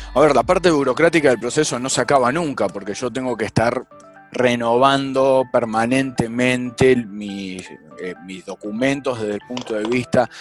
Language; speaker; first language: Spanish; native; Spanish